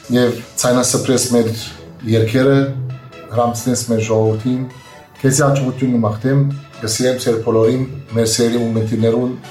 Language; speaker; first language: Armenian; early bilingual, heritage; Armenian